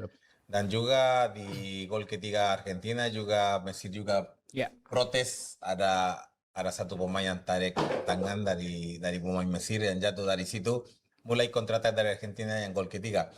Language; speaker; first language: Indonesian; non-native, fluent; Spanish